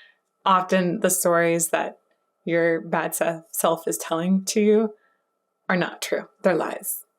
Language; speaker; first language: English; native; English